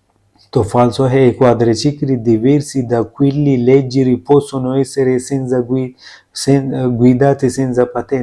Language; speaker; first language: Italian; non-native, learner; Urdu